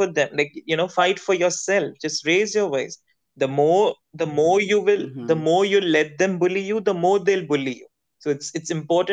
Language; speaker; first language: English; non-native, local second language; Hindi